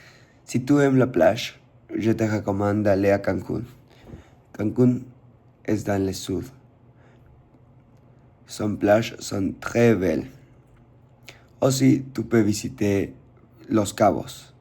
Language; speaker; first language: French; non-native, learner; Spanish